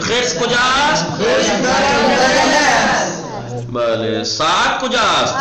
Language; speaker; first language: Persian; non-native, fluent; Urdu